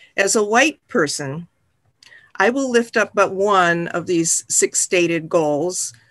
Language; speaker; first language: English; native; English